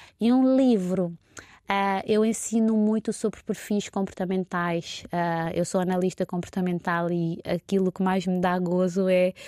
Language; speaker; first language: Portuguese; non-native, local second language; Kabuverdianu